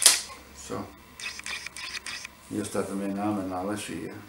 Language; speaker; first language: Dutch; non-native, fluent; Italian